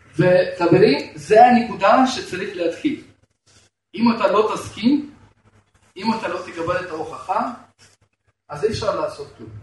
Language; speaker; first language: Hebrew; non-native, fluent; Russian